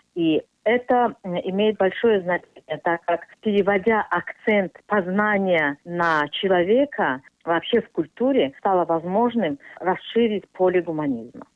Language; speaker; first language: Russian; non-native, local second language; Tajik